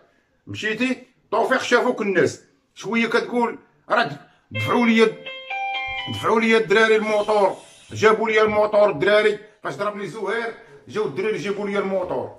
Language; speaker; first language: Arabic; native; Arabic